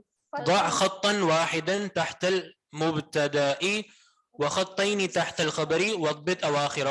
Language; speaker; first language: Arabic; non-native, fluent; Urdu